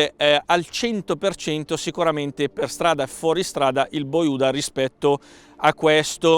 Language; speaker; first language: Italian; native; Italian